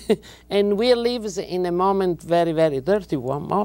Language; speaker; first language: English; non-native, learner; Italian